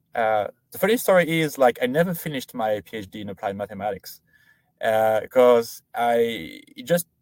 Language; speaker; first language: English; non-native, fluent; French